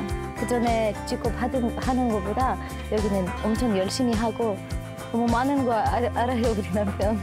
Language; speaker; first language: Korean; non-native, learner; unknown